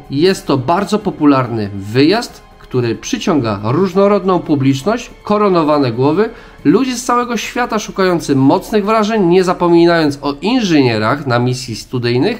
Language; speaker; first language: Polish; native; Polish